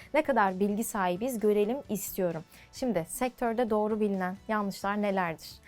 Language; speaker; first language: Turkish; native; Turkish